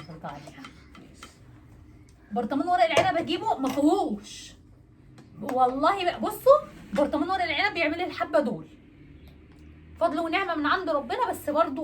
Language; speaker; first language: Arabic; native; Arabic